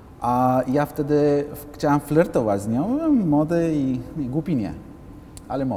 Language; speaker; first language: Polish; non-native, fluent; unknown